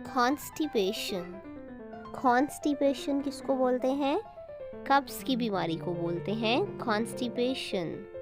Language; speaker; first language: Urdu; native; Urdu